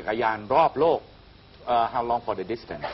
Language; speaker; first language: Thai; native; Thai